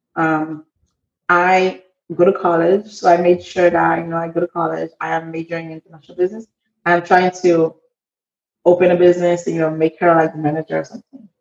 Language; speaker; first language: English; early bilingual, other home language; Haitian Creole